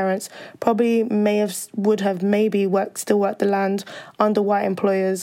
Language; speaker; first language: English; native; English